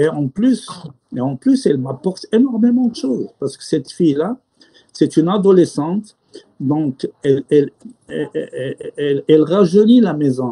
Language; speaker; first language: French; non-native, local second language; Arabic